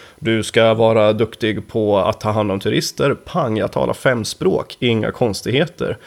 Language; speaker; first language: Swedish; native; Swedish